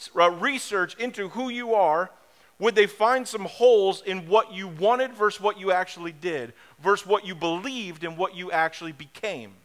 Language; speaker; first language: English; native; English